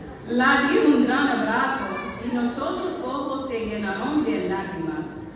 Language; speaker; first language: Spanish; non-native, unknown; English